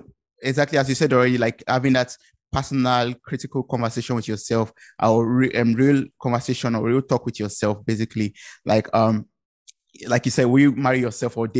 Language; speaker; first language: English; non-native, local second language; Yoruba